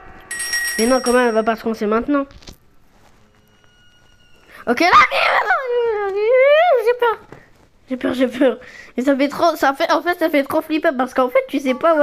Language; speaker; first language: French; native; French